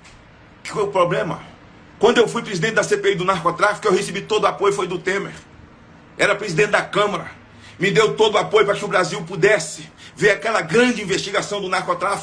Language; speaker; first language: Portuguese; native; Portuguese